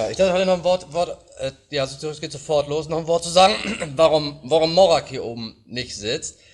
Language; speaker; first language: German; native; German